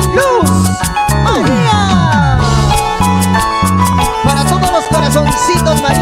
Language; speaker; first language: Spanish; native; Spanish